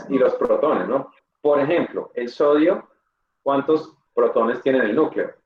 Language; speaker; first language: Spanish; native; Spanish